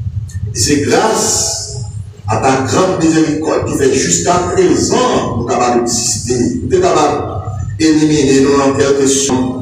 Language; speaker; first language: French; non-native, local second language; Haitian Creole